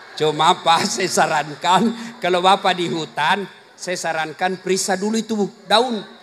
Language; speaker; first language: Indonesian; non-native, local second language; Buginese